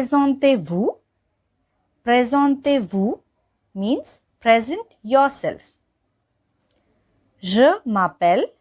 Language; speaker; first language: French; non-native, learner; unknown